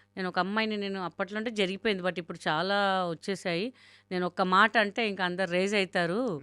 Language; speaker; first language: Telugu; non-native, local second language; Hindi